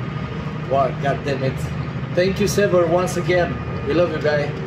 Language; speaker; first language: English; non-native, fluent; Romanian